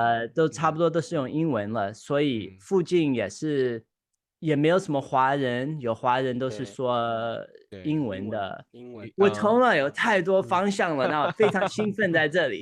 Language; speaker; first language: Chinese; early bilingual, heritage; Chinese